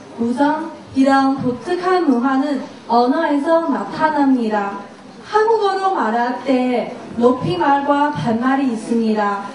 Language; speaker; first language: Korean; non-native, learner; Chinese